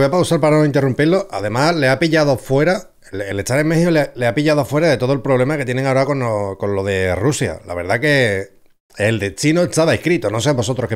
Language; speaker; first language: Spanish; native; Spanish